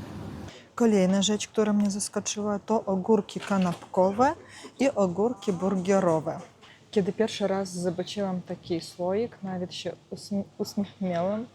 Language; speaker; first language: Polish; non-native, learner; Ukrainian